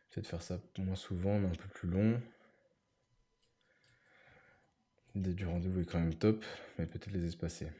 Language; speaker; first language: French; native; French